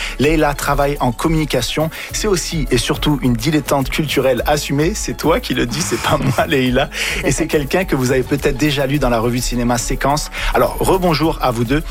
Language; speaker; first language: French; native; French